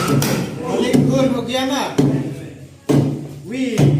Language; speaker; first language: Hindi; non-native, local second language; Khasi